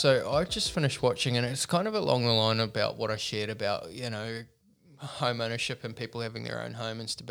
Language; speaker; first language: English; native; English